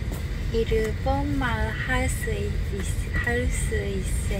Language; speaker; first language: Korean; non-native, learner; Japanese